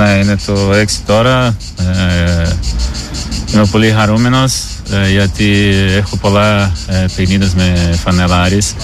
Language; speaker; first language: Greek; non-native, learner; Portuguese